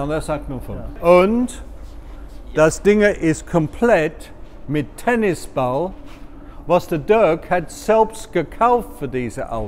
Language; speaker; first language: German; non-native, fluent; English